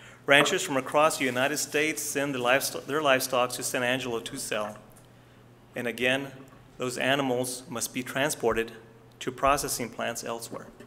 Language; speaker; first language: English; native; English